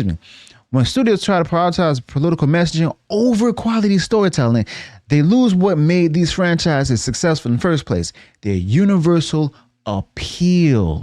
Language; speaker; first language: English; native; English